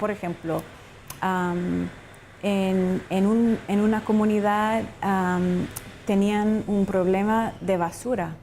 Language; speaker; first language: Spanish; non-native, fluent; English